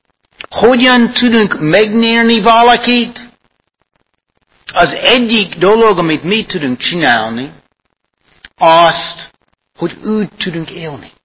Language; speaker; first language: Hungarian; non-native, fluent; English